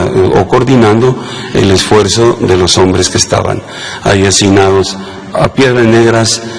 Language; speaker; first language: Spanish; native; Spanish